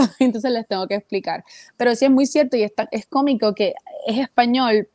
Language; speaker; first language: Spanish; native; Spanish